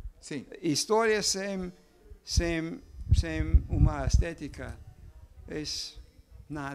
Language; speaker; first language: Portuguese; non-native, learner; English